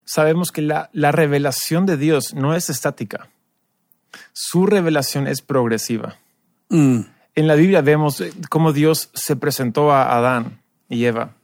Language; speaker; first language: Spanish; early bilingual, other home language; English